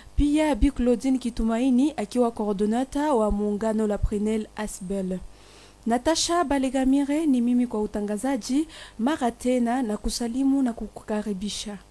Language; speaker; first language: Swahili; native; Swahili